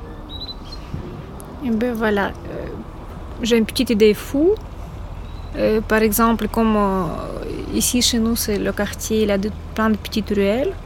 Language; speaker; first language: French; non-native, fluent; Ukrainian